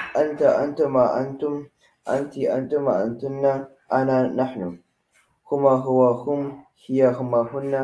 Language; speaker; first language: Arabic; non-native, learner; Filipino